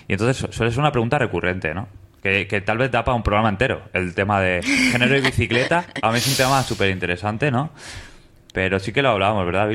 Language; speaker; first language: Spanish; native; Spanish